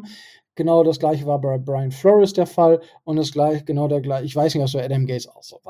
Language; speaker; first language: German; native; German